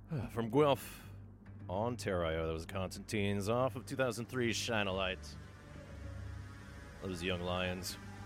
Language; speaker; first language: English; early bilingual, other home language; Finnish